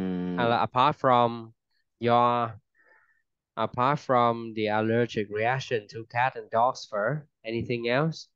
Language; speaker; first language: English; non-native, fluent; Vietnamese